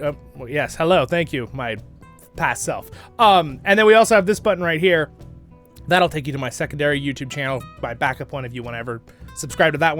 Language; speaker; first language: English; native; English